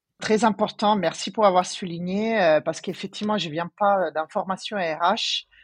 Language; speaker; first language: French; non-native, fluent; Italian